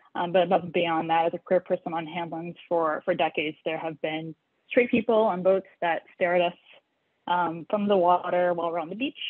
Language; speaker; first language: English; native; English